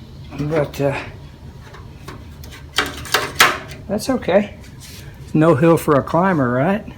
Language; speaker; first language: English; native; English